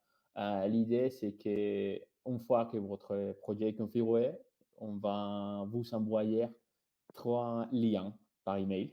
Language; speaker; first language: French; non-native, fluent; Spanish